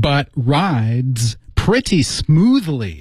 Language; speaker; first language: English; native; English